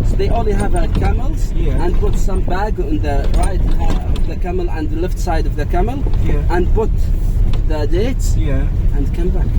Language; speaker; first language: English; non-native, learner; Arabic